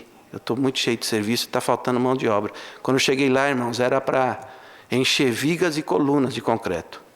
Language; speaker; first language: Portuguese; native; Portuguese